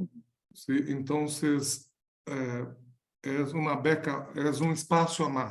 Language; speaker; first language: Spanish; non-native, learner; Portuguese